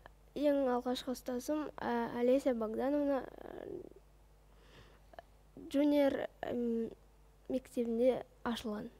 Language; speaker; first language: Kazakh; non-native, local second language; Russian